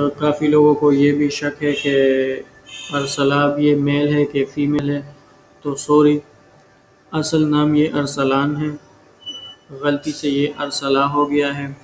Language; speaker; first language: Urdu; non-native, local second language; Pashto